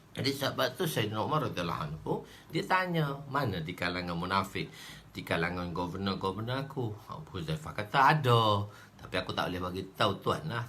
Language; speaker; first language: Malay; native; Malay